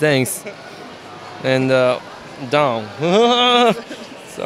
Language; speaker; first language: English; non-native, learner; Chinese